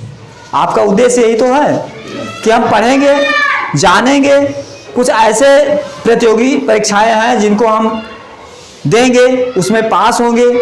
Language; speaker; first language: Hindi; native; Hindi